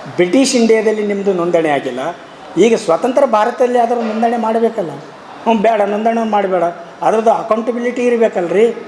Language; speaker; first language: Kannada; native; Kannada